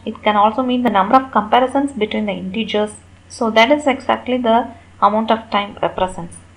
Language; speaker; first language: English; non-native, local second language; Tamil